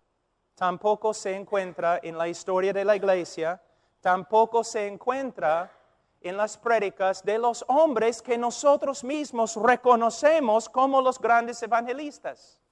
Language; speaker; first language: Spanish; non-native, fluent; English